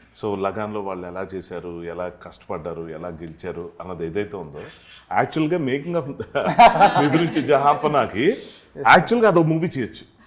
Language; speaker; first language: Telugu; native; Telugu